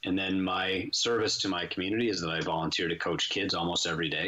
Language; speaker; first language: English; native; English